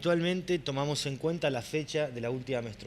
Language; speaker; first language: Spanish; native; Spanish